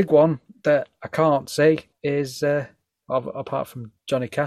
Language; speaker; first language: English; native; English